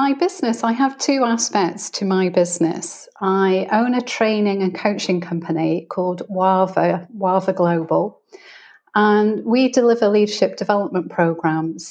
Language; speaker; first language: English; native; English